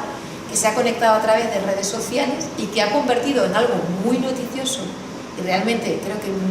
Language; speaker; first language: Spanish; native; Spanish